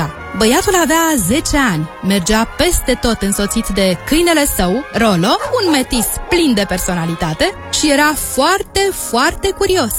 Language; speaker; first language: Romanian; native; Romanian